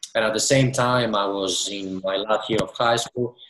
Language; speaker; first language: English; non-native, fluent; Greek